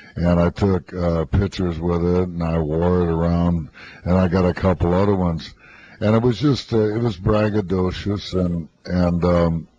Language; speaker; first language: English; native; English